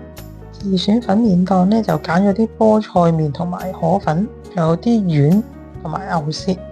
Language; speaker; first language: Chinese; native; Chinese